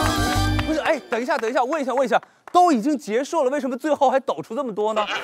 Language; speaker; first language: Chinese; native; Chinese